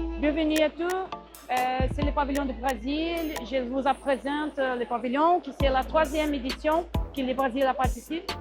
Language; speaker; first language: French; non-native, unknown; Portuguese